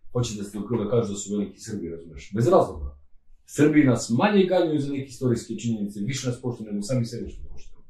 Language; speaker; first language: Serbian; non-native, local second language; Romanian